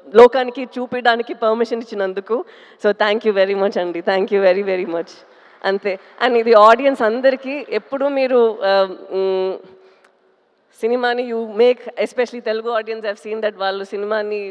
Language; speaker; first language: Telugu; non-native, fluent; Tamil